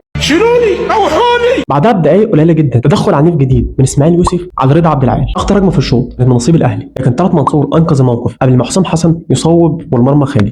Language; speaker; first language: Arabic; native; Arabic